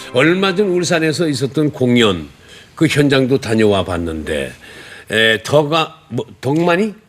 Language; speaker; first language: Korean; native; Korean